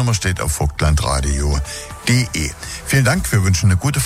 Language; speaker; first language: German; native; German